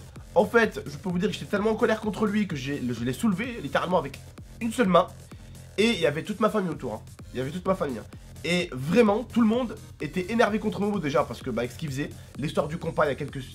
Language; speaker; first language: French; native; French